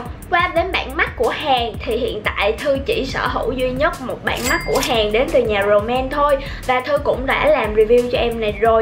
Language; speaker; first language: Vietnamese; native; Vietnamese